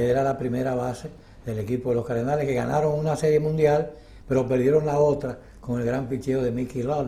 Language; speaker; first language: Spanish; native; Spanish